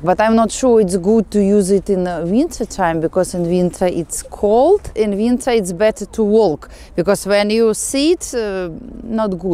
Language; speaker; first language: English; non-native, fluent; Russian